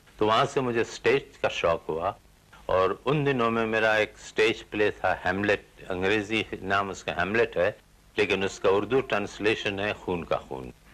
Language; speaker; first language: Urdu; non-native, local second language; Gujarati